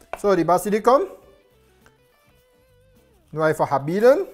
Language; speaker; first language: German; non-native, learner; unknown